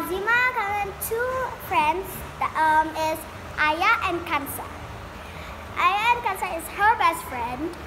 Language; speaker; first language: English; early bilingual, other home language; Indonesian